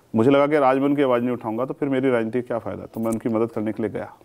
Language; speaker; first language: Hindi; native; Hindi